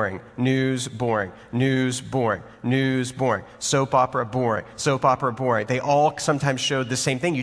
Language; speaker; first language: English; native; English